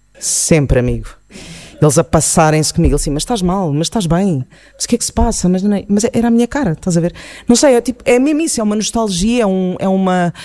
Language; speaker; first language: Portuguese; native; Portuguese